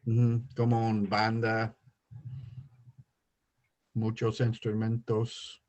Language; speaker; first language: Spanish; non-native, learner; English